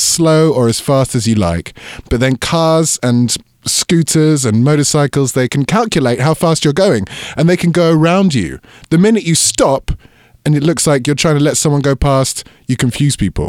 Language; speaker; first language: English; native; English